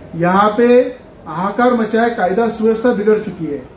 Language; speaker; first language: Hindi; non-native, local second language; Marathi